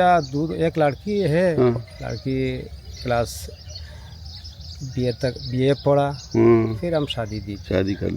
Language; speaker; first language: Hindi; non-native, learner; Bangla